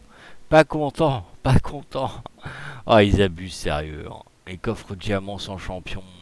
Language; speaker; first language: French; native; French